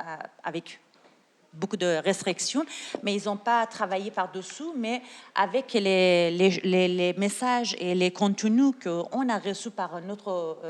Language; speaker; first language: French; non-native, learner; Persian